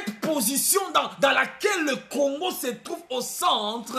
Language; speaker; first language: French; non-native, local second language; Lingala